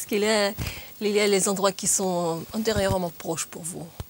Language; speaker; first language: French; non-native, learner; Russian